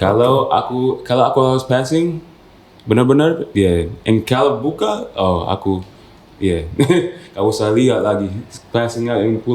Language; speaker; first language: Indonesian; non-native, fluent; English